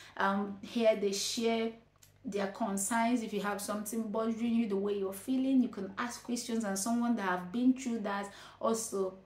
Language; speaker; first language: English; non-native, local second language; Igbo